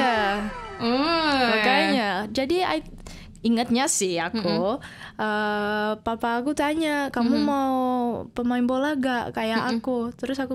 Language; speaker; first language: Indonesian; early bilingual, heritage; Indonesian